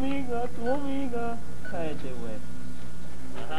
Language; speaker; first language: Spanish; non-native, learner; English